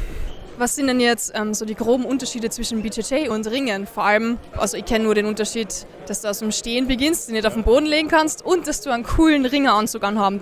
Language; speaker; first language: German; native; German